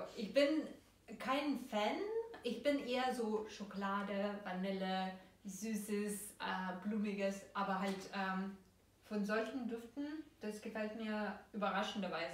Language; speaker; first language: German; non-native, fluent; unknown